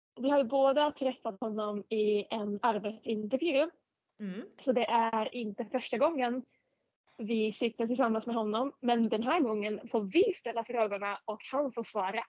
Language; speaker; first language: Swedish; non-native, fluent; Finnish